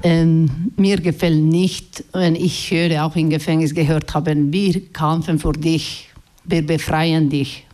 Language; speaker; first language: German; non-native, learner; Basque